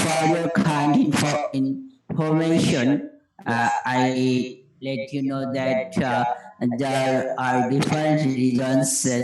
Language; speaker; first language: English; non-native, learner; Bangla